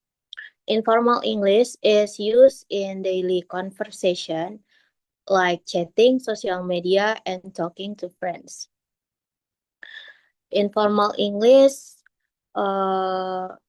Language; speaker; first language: English; non-native, learner; Indonesian